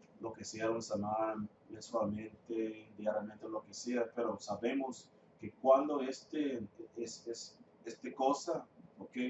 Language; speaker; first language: Spanish; non-native, fluent; English